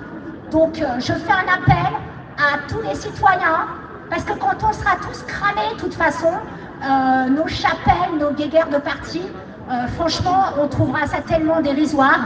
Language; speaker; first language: French; native; French